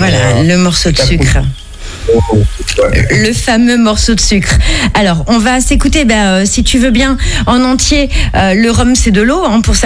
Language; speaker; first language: French; native; French